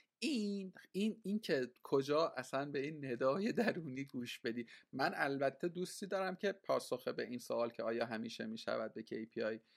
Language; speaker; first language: Persian; native; Persian